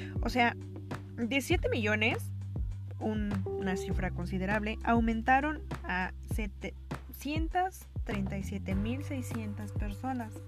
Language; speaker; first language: Spanish; native; Spanish